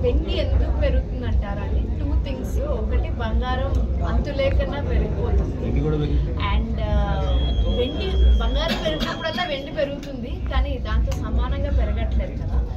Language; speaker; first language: Telugu; native; Telugu